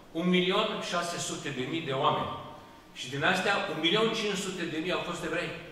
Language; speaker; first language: Romanian; early bilingual, heritage; Romanian